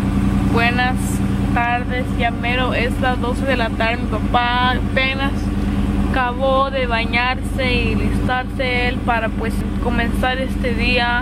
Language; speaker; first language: Spanish; early bilingual, other home language; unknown